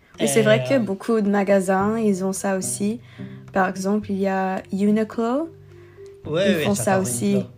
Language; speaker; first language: French; non-native, learner; English